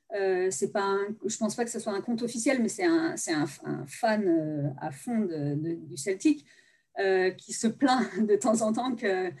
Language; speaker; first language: French; native; French